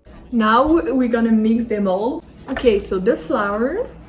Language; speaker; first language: English; non-native, learner; French